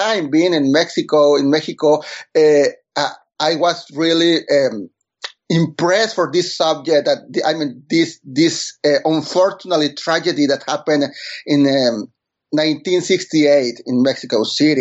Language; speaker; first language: English; non-native, fluent; Spanish